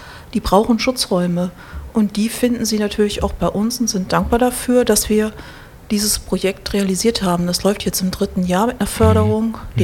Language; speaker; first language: German; native; German